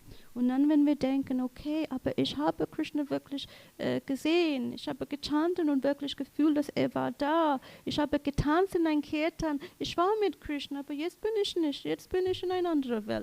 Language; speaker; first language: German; non-native, learner; English